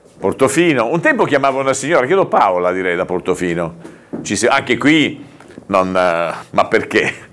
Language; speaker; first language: Italian; native; Italian